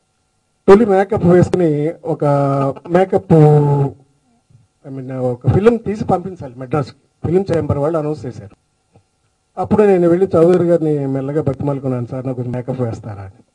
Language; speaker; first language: Telugu; native; Telugu